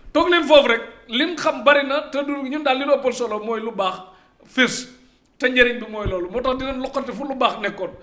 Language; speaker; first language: Wolof; native; Wolof